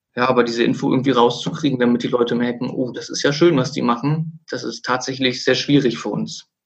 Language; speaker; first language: German; native; German